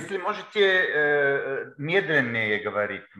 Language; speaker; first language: Russian; non-native, learner; Bulgarian